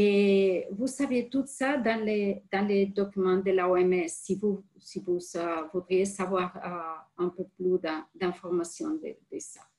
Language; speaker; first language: French; non-native, fluent; Spanish